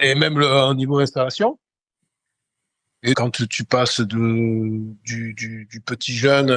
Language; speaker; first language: French; native; French